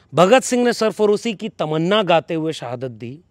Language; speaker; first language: Hindi; native; Hindi